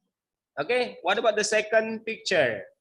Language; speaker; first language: English; non-native, learner; Indonesian